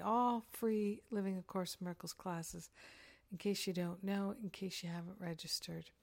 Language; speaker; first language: English; native; English